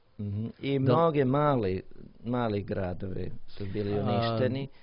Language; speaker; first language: Croatian; non-native, learner; English